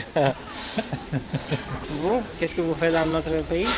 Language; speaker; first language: French; non-native, learner; Romanian